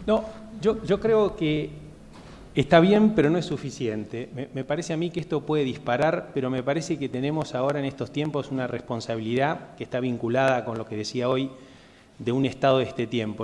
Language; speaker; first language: Spanish; native; Spanish